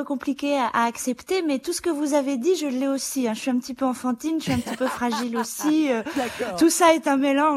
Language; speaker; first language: French; native; French